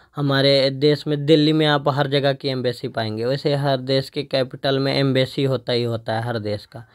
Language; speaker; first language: Hindi; native; Hindi